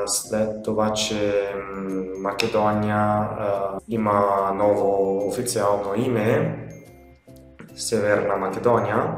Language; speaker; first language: Bulgarian; non-native, learner; Italian